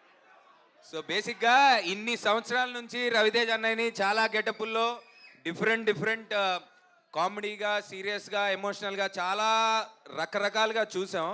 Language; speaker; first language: Telugu; native; Telugu